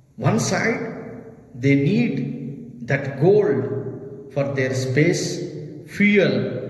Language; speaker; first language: English; non-native, local second language; Telugu